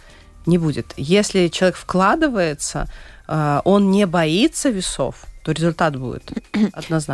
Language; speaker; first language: Russian; native; Russian